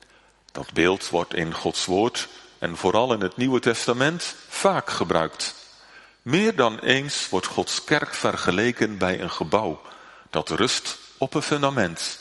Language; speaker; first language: Dutch; native; Dutch